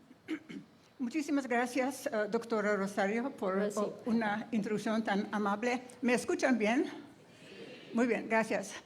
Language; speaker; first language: Spanish; non-native, fluent; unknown